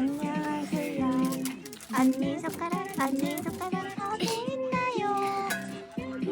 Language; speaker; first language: Korean; native; Korean